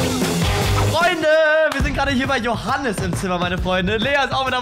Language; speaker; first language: German; native; German